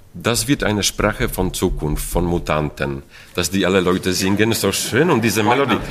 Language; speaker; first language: German; non-native, fluent; Polish